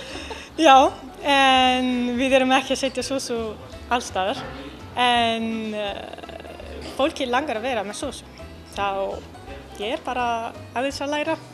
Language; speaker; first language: Icelandic; non-native, learner; Italian